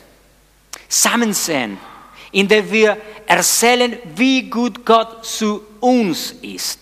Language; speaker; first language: German; non-native, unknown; Spanish